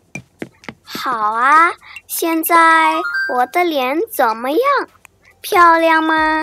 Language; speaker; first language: Chinese; early bilingual, heritage; Chinese